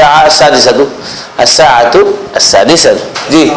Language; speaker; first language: Arabic; non-native, fluent; Urdu